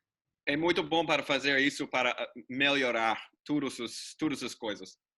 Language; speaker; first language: Portuguese; non-native, learner; English